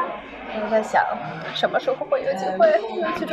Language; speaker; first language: Chinese; non-native, fluent; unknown